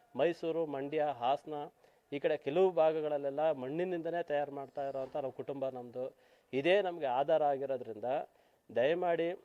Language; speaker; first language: Kannada; native; Kannada